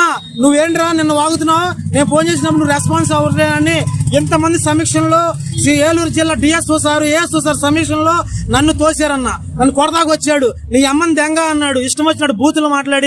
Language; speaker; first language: Telugu; native; Telugu